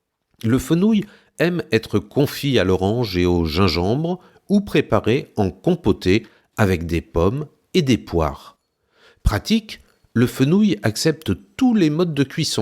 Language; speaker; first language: French; native; French